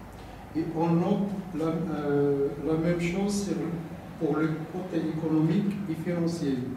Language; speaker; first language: French; non-native, local second language; Arabic